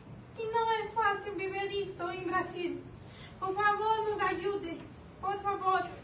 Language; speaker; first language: Portuguese; early bilingual, heritage; Spanish